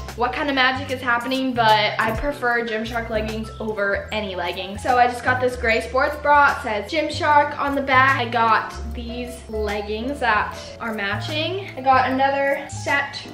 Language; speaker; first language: English; native; English